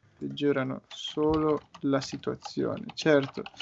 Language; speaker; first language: Italian; native; Italian